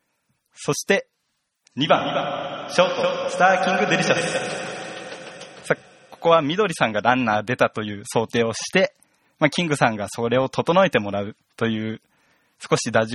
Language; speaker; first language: Japanese; native; Japanese